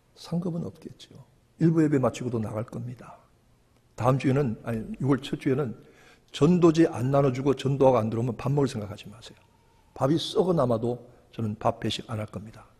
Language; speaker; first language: Korean; native; Korean